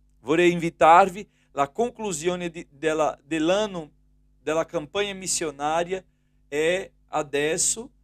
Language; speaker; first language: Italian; non-native, fluent; Portuguese